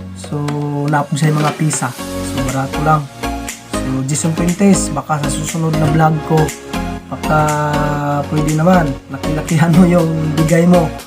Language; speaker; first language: Filipino; non-native, local second language; Cebuano